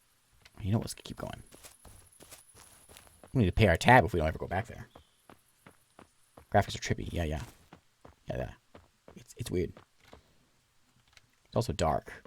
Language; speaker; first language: English; native; English